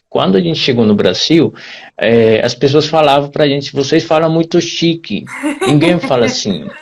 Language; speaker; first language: Portuguese; non-native, fluent; Spanish